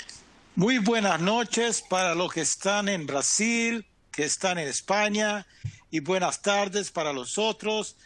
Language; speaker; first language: Spanish; non-native, fluent; Portuguese